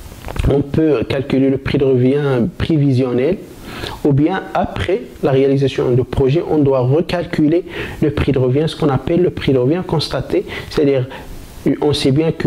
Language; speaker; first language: French; non-native, local second language; Arabic